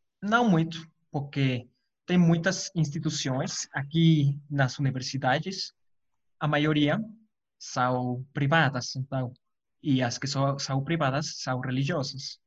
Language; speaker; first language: Portuguese; non-native, fluent; Spanish